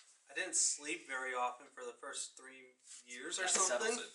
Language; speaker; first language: English; native; English